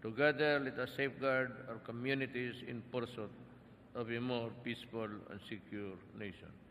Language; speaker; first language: English; non-native, local second language; Filipino